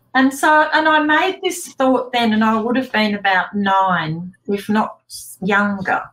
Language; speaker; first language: English; native; English